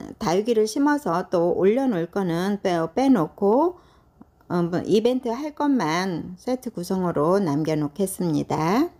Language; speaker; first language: Korean; native; Korean